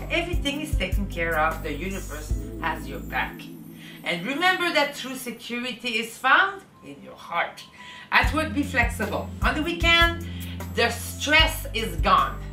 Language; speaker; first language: English; native; English